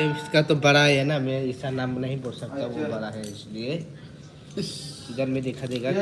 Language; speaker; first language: Hindi; non-native, local second language; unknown